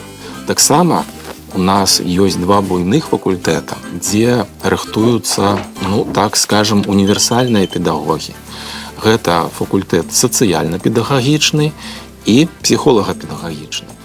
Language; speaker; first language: Belarusian; native; Belarusian